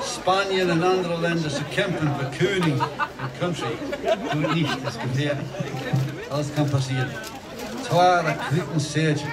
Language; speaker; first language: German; non-native, learner; English